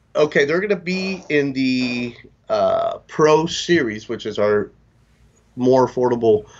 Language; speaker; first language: English; native; English